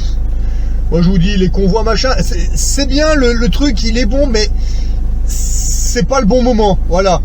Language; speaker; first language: French; native; French